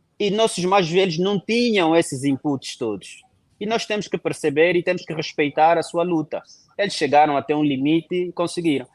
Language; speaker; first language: Portuguese; non-native, local second language; Kongo